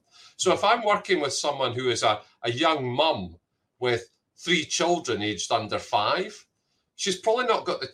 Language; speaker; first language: English; native; English